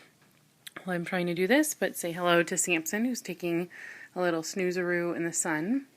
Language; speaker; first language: English; native; English